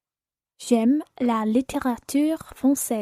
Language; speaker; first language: French; non-native, learner; English